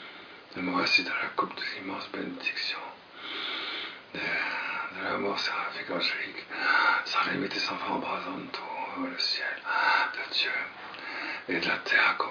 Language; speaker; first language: French; native; French